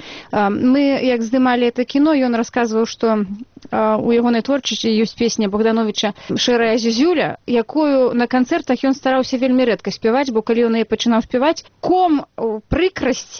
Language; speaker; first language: Belarusian; native; Belarusian